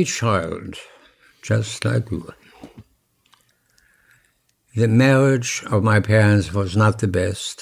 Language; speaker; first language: English; non-native, fluent; German